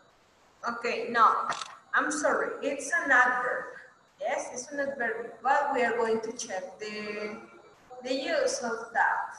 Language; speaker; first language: English; non-native, fluent; Spanish